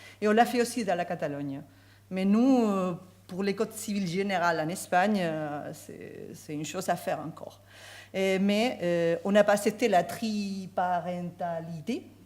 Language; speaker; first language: French; non-native, fluent; Spanish